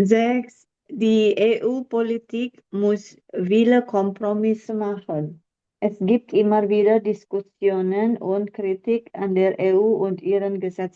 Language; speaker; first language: German; non-native, learner; Indonesian